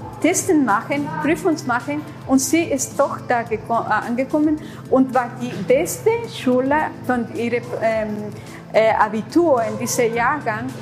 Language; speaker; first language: German; non-native, learner; Spanish